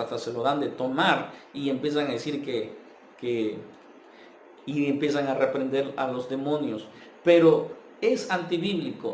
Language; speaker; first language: Spanish; native; Spanish